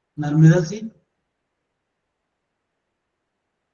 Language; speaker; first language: Malayalam; native; Malayalam